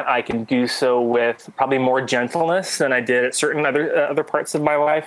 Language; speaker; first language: English; native; English